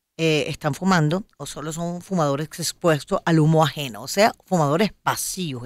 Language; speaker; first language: Spanish; native; Spanish